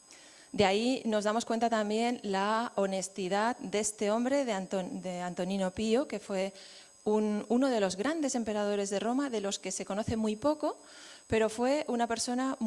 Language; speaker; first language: Spanish; native; Spanish